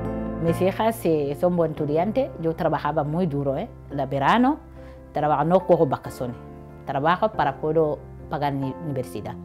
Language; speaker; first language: Spanish; non-native, learner; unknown